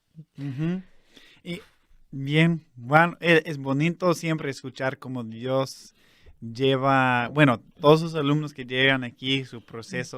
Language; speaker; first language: Spanish; non-native, fluent; English